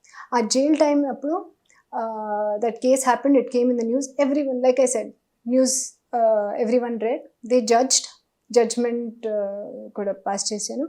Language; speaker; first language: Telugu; non-native, learner; Hindi